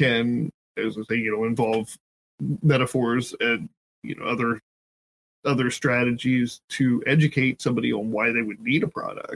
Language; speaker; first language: English; native; English